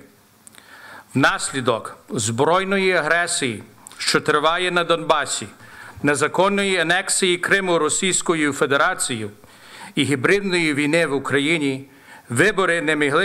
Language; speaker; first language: Ukrainian; early bilingual, heritage; Ukrainian